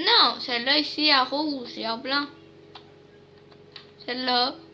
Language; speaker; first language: French; native; French